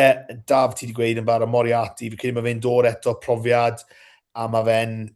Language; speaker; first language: Welsh; native; Welsh